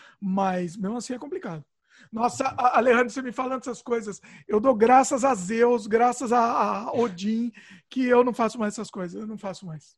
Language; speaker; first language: Portuguese; native; Portuguese